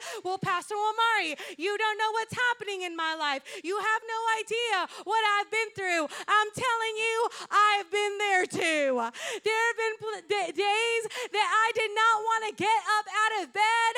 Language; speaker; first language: English; non-native, fluent; Spanish